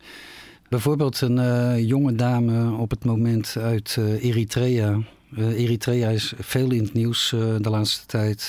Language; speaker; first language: Dutch; native; Dutch